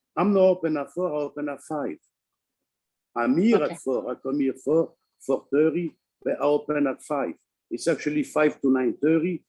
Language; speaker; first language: English; non-native, learner; Italian